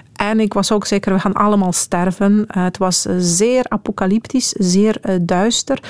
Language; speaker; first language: Dutch; non-native, fluent; Polish